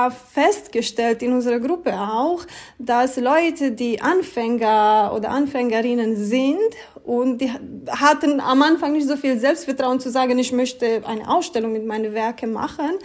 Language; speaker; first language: German; non-native, fluent; Romanian